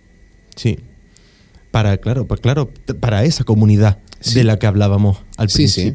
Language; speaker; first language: Spanish; native; Spanish